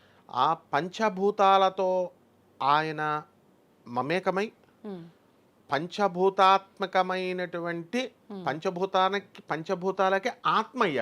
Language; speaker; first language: Telugu; native; Telugu